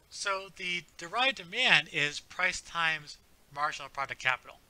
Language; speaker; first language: English; native; English